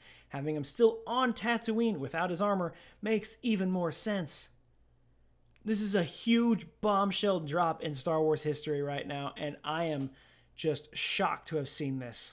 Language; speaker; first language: English; native; English